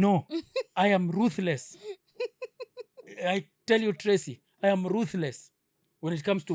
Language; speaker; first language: English; non-native, local second language; Swahili